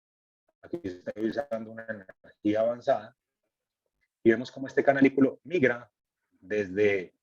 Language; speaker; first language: Spanish; native; Spanish